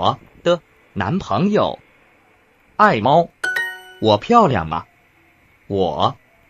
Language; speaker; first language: Chinese; non-native, learner; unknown